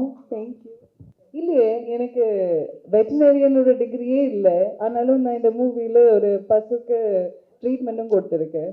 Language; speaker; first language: Tamil; early bilingual, heritage; Tamil